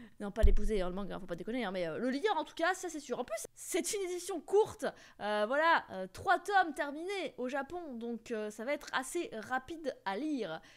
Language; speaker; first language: French; native; French